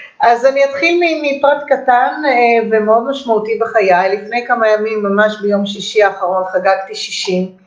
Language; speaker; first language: Hebrew; early bilingual, other home language; Romanian